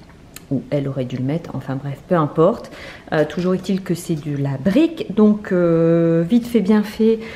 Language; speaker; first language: French; native; French